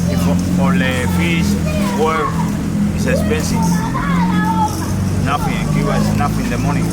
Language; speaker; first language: English; non-native, learner; Spanish